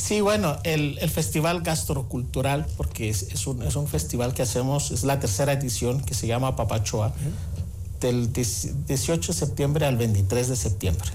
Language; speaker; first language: Spanish; non-native, fluent; Greek